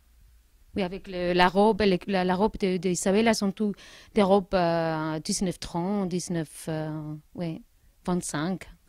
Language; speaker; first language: French; non-native, learner; Spanish